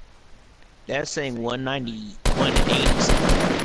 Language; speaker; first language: English; native; English